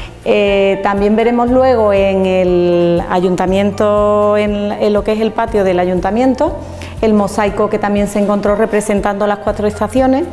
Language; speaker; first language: Spanish; native; Spanish